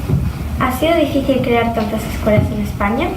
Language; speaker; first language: Spanish; non-native, fluent; French